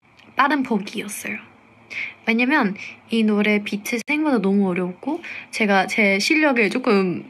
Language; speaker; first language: Korean; non-native, fluent; English